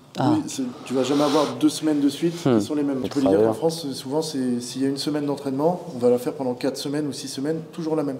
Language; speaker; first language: French; native; French